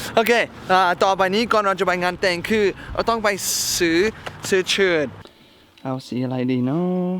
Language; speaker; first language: Thai; non-native, fluent; English